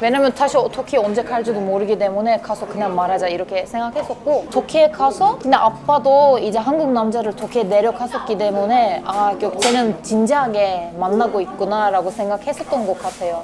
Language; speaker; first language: Korean; non-native, fluent; Turkish